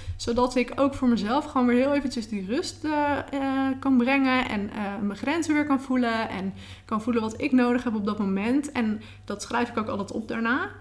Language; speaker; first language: Dutch; native; Dutch